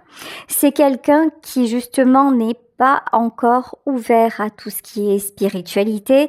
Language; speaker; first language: French; native; French